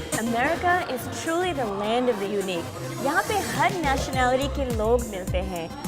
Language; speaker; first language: Urdu; native; Urdu